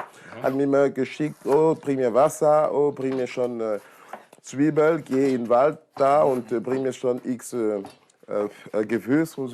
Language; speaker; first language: German; non-native, learner; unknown